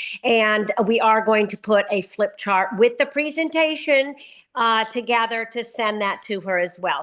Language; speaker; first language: English; native; English